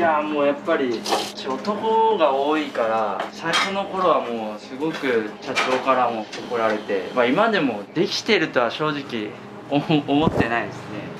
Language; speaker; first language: Japanese; native; Japanese